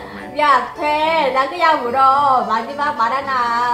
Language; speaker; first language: Korean; non-native, learner; Vietnamese